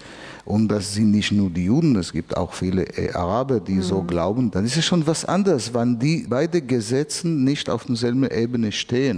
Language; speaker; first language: German; non-native, fluent; Hebrew